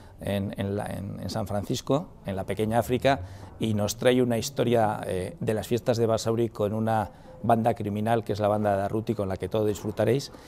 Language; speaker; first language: Spanish; native; Spanish